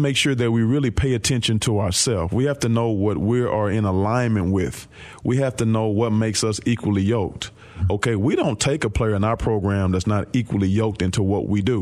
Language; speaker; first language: English; native; English